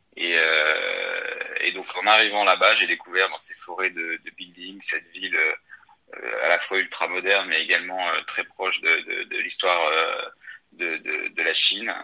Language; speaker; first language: French; native; French